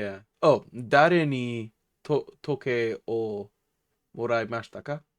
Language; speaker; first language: Japanese; non-native, learner; English